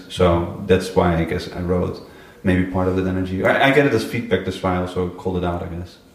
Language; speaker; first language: English; non-native, fluent; Dutch